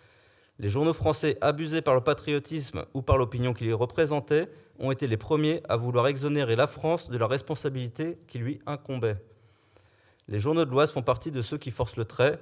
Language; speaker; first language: French; native; French